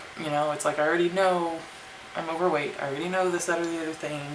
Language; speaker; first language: English; native; English